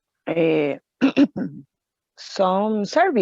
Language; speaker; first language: English; non-native, learner; Spanish